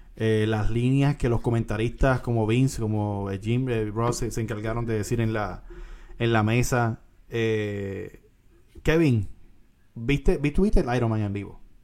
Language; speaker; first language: Spanish; native; Spanish